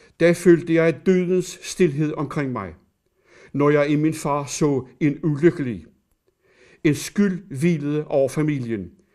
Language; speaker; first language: Danish; native; Danish